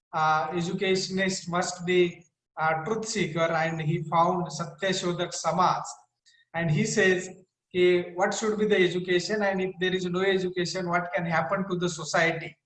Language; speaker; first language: English; non-native, local second language; Marathi